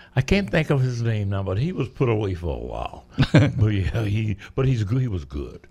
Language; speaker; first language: English; native; English